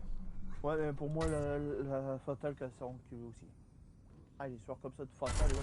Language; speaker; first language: French; native; French